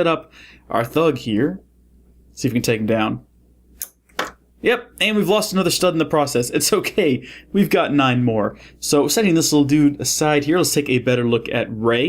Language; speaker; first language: English; native; English